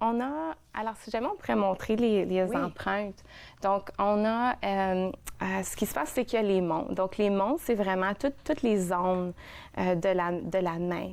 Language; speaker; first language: French; native; French